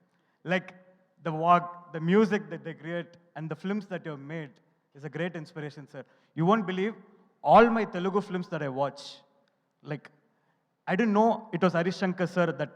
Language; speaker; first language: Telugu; non-native, learner; Tamil